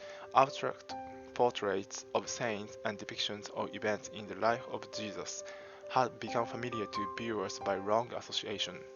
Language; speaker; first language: English; non-native, fluent; Japanese